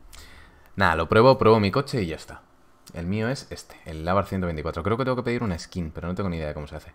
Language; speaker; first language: Spanish; native; Spanish